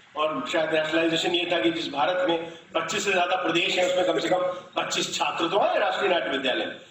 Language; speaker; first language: Hindi; native; Hindi